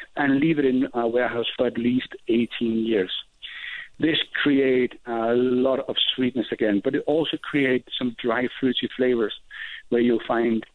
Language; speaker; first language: English; non-native, fluent; Danish